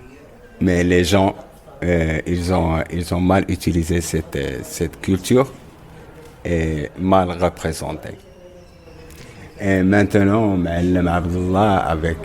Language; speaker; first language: French; non-native, local second language; Arabic